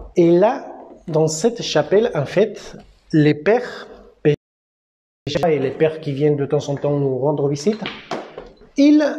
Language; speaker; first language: French; non-native, fluent; Spanish